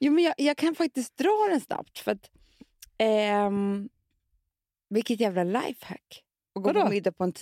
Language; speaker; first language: Swedish; native; Swedish